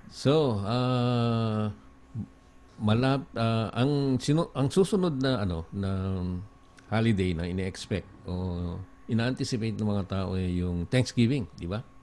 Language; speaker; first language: Filipino; native; Filipino